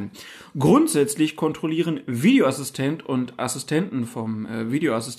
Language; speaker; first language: German; native; German